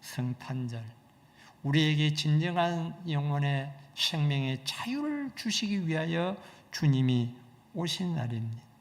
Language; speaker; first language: Korean; native; Korean